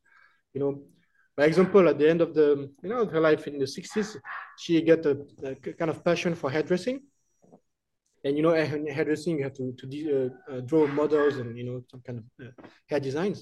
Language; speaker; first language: English; non-native, fluent; French